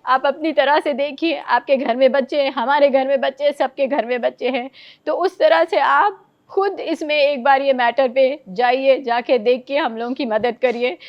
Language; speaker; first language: Hindi; non-native, local second language; Telugu